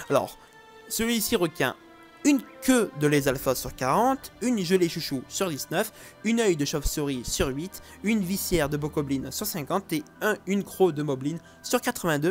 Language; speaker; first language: French; native; French